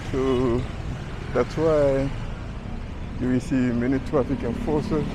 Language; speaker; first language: English; non-native, learner; French